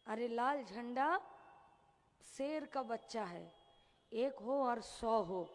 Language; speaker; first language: Hindi; non-native, local second language; Bangla